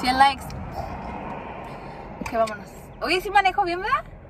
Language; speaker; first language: Spanish; early bilingual, heritage; Spanish